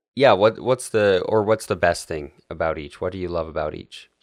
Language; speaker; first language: English; native; English